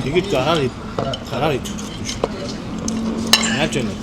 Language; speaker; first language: Mongolian; non-native, fluent; Korean